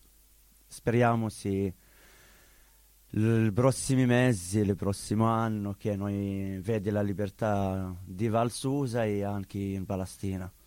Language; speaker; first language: Italian; non-native, learner; Arabic